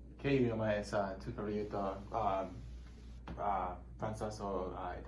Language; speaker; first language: Spanish; non-native, learner; English